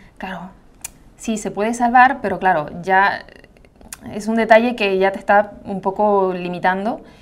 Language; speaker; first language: Spanish; native; Spanish